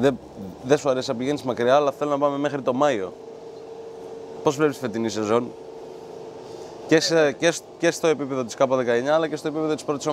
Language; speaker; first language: Greek; native; Greek